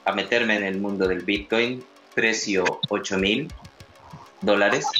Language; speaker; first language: Spanish; native; Spanish